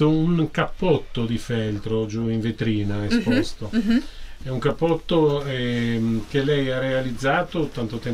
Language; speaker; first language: Italian; native; Italian